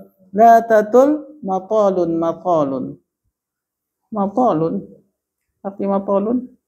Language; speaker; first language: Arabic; non-native, fluent; Indonesian